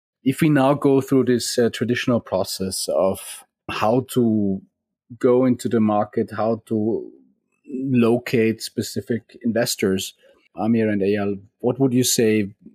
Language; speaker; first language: English; non-native, fluent; German